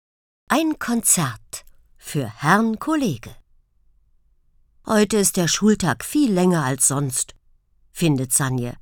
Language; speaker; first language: German; native; German